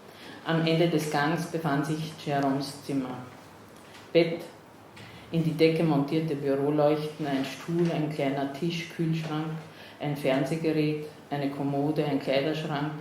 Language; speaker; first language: German; native; German